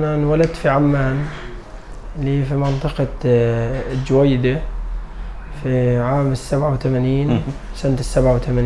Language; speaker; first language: Arabic; native; Arabic